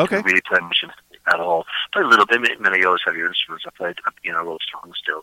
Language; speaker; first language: English; native; English